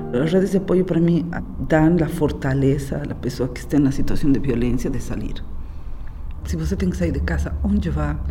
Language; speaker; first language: Portuguese; non-native, fluent; Spanish